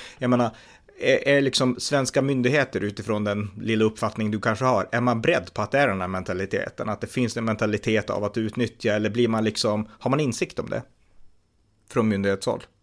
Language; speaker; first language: Swedish; native; Swedish